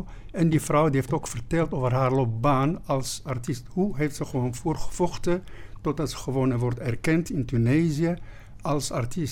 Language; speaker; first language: Dutch; non-native, fluent; Arabic